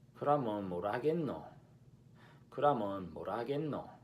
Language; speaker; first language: Korean; non-native, fluent; English